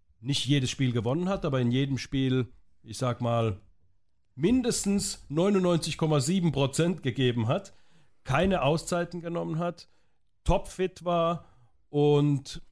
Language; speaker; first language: German; native; German